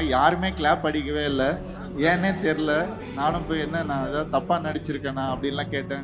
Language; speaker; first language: Tamil; native; Tamil